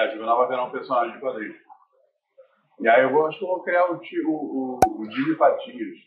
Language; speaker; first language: Portuguese; native; Portuguese